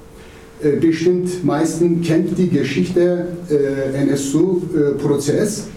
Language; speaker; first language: German; non-native, learner; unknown